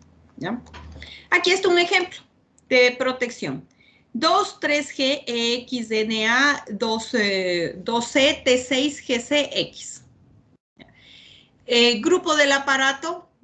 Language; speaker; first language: Spanish; native; Spanish